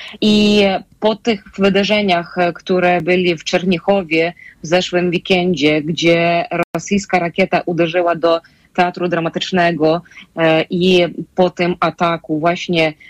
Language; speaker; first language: Polish; non-native, fluent; Ukrainian